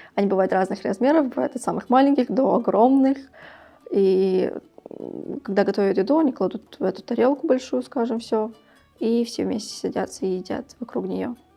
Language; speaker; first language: Russian; early bilingual, other home language; Tajik